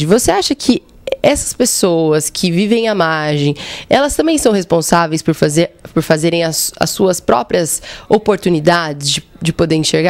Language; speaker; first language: Portuguese; native; Portuguese